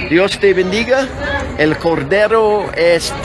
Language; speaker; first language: Spanish; non-native, learner; English